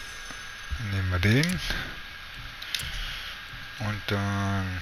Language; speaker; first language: German; native; German